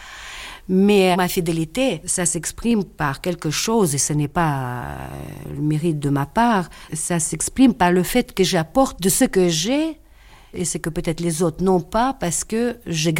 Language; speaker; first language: French; non-native, fluent; Russian